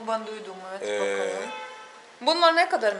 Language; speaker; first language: Turkish; non-native, fluent; Russian